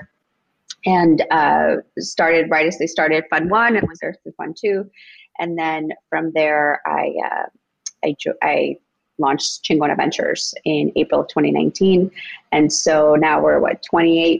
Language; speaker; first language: English; early bilingual, other home language; Spanish